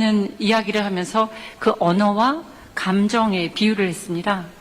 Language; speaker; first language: Korean; native; Korean